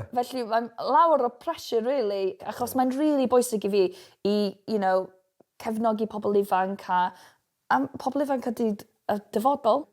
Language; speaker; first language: Welsh; non-native, local second language; English